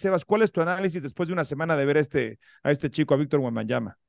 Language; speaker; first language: Spanish; native; Spanish